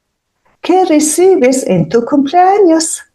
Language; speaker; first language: Spanish; non-native, fluent; Mongolian